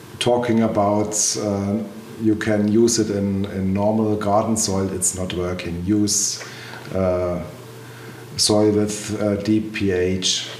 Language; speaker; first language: English; non-native, learner; German